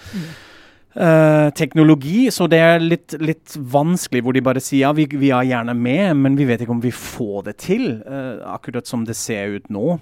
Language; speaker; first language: Norwegian; non-native, fluent; German